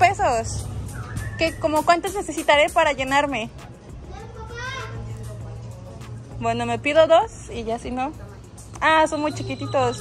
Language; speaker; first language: Spanish; native; Spanish